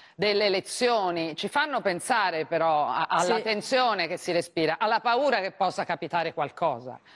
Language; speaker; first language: Italian; native; Italian